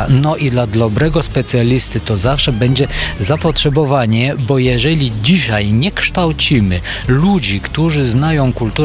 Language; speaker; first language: Polish; non-native, fluent; Bulgarian